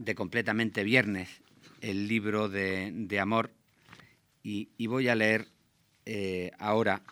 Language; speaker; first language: Spanish; native; Spanish